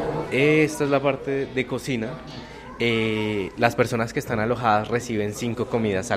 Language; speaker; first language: Spanish; native; Spanish